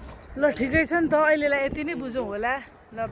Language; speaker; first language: Nepali; native; Nepali